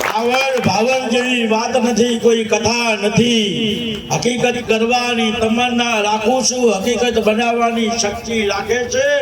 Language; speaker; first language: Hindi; non-native, local second language; Gujarati